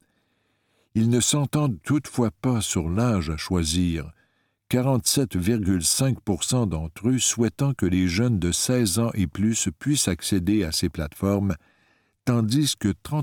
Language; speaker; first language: French; native; French